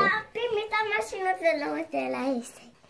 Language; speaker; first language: Romanian; early bilingual, heritage; Romanian